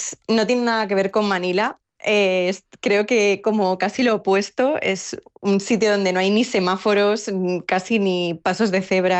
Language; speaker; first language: Spanish; native; Spanish